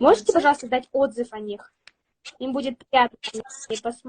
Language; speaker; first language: Russian; native; Russian